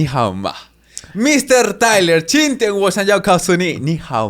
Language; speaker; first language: Chinese; non-native, learner; Spanish